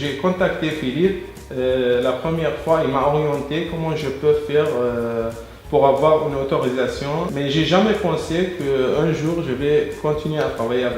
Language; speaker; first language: French; non-native, fluent; Arabic